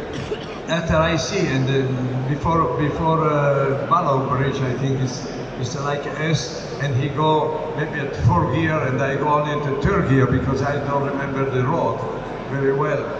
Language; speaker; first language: English; non-native, learner; Italian